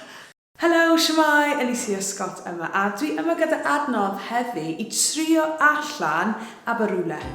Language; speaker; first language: Welsh; non-native, learner; English